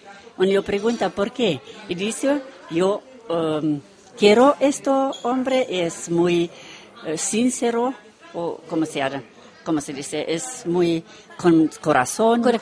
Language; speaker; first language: Spanish; non-native, learner; Romanian